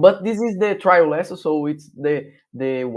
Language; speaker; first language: English; non-native, learner; Portuguese